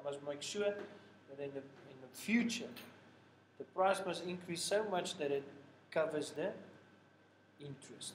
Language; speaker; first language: English; non-native, local second language; Afrikaans